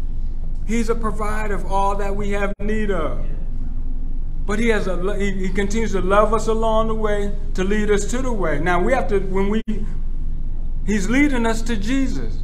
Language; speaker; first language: English; native; English